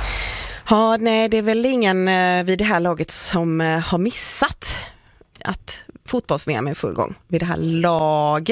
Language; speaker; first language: Swedish; native; Swedish